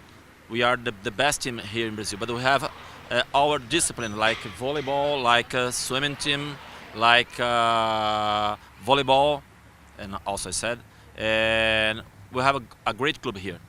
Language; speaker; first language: English; non-native, learner; Portuguese